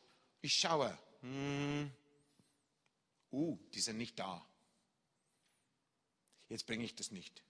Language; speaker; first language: German; non-native, fluent; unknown